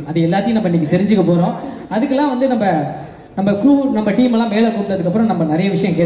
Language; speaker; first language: Tamil; native; Tamil